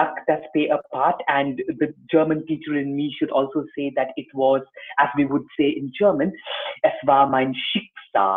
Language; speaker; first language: English; non-native, local second language; Tamil